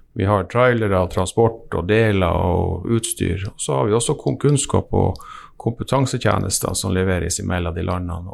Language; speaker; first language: Norwegian; native; Norwegian